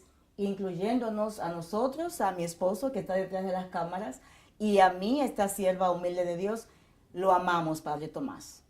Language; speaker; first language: Spanish; native; Spanish